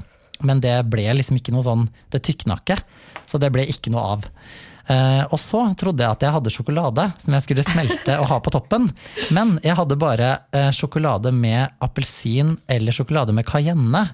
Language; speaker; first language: Norwegian; native; Norwegian